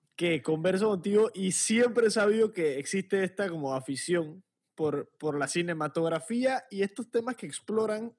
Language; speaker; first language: Spanish; native; Spanish